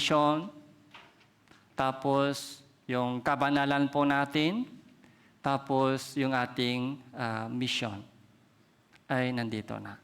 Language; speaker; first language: Filipino; non-native, fluent; Korean